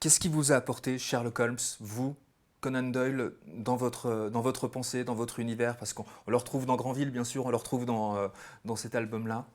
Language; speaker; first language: French; native; French